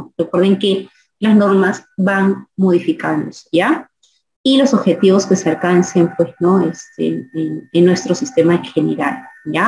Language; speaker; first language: Spanish; native; Spanish